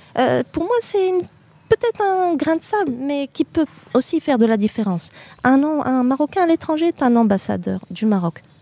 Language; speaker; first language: French; native; French